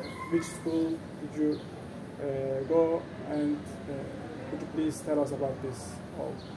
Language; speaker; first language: English; non-native, learner; Turkish